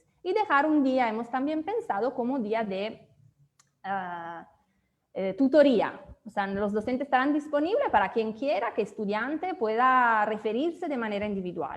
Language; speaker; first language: Spanish; native; Spanish